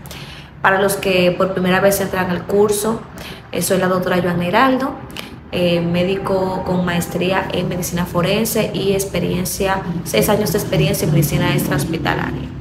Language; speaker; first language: Spanish; native; Spanish